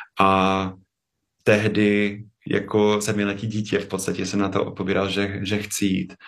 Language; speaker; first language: Czech; non-native, fluent; English